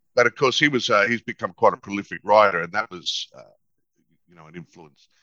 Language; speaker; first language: English; native; English